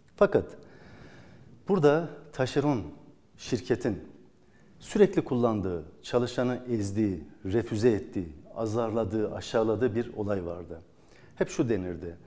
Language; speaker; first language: Turkish; native; Turkish